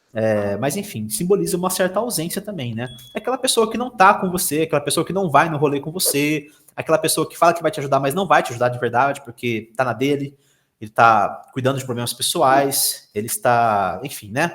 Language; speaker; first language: Portuguese; native; Portuguese